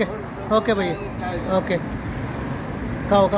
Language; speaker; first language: Hindi; non-native, local second language; Malayalam